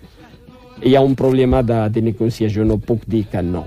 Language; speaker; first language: Catalan; non-native, fluent; Riffian